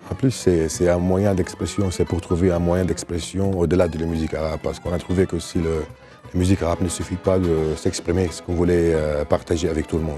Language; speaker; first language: French; non-native, fluent; Arabic